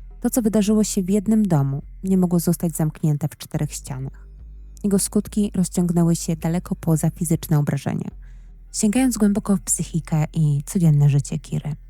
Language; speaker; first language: Polish; native; Polish